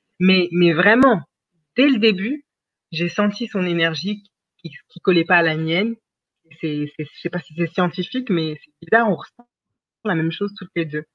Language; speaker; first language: French; early bilingual, other home language; Wolof